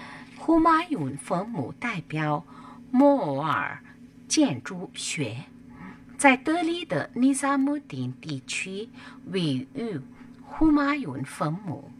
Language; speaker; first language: Chinese; non-native, learner; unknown